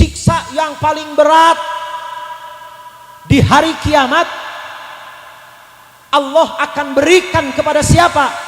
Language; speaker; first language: Indonesian; native; Indonesian